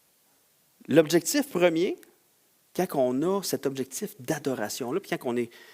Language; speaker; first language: French; native; French